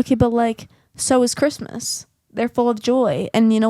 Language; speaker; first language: English; native; English